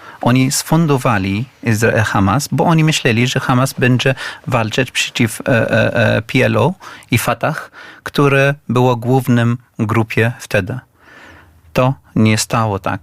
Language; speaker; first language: Polish; non-native, learner; Arabic